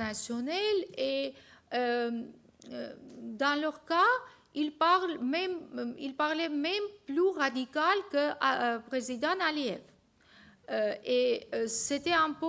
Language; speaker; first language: French; non-native, fluent; Armenian